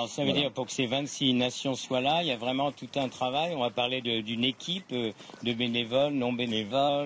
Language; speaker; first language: French; native; French